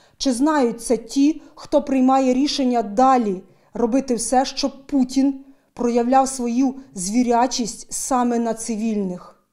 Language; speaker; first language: Ukrainian; native; Ukrainian